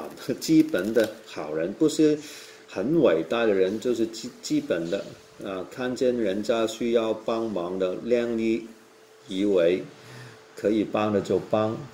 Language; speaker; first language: Chinese; non-native, local second language; Cantonese